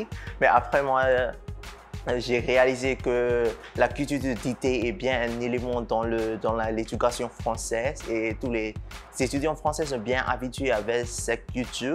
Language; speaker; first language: French; non-native, fluent; Burmese